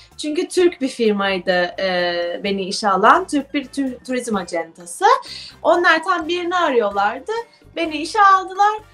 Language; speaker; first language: Turkish; native; Turkish